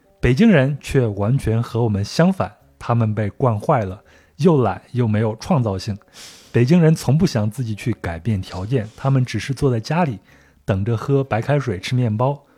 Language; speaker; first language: Chinese; native; Chinese